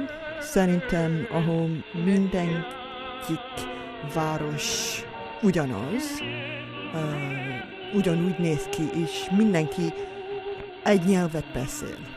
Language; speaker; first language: Hungarian; early bilingual, heritage; Hungarian